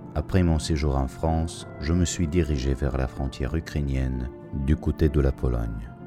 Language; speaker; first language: French; non-native, fluent; Russian